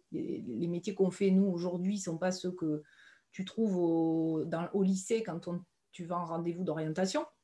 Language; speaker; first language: French; native; French